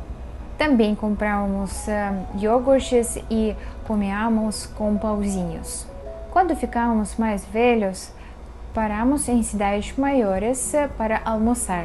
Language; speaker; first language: Portuguese; non-native, fluent; Russian